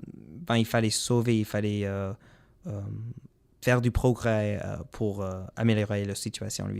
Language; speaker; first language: French; non-native, local second language; English